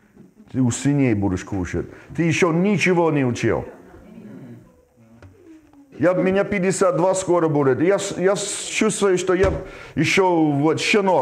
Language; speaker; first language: Russian; non-native, fluent; English